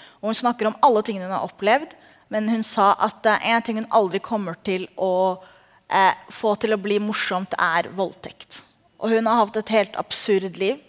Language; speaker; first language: Norwegian; early bilingual, other home language; Somali